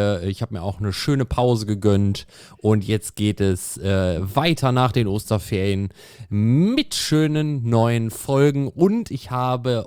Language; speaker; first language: German; native; German